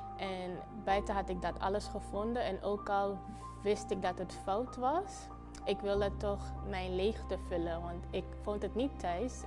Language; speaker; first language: Dutch; non-native, local second language; Papiamento